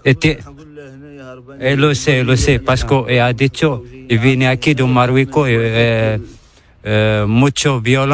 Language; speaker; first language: Spanish; non-native, learner; Arabic